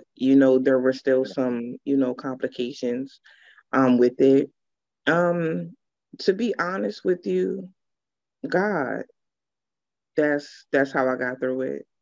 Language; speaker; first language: English; native; English